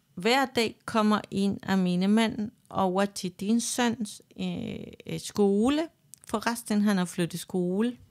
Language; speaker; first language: Danish; non-native, fluent; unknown